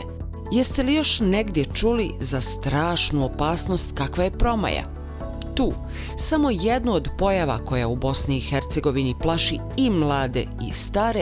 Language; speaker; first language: Bosnian; native; Bosnian